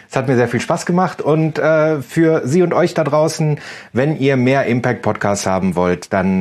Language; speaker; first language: German; native; German